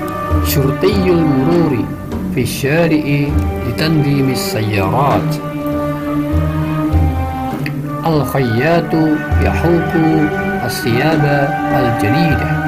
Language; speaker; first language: Arabic; non-native, fluent; Indonesian